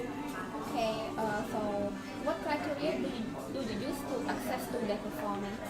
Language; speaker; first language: English; non-native, learner; Khmer